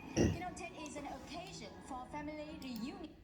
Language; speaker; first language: English; non-native, learner; Vietnamese